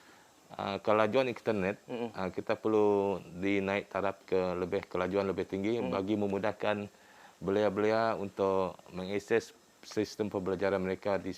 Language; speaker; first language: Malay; non-native, local second language; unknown